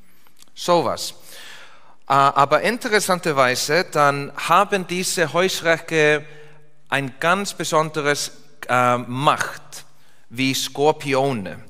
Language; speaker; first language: German; non-native, fluent; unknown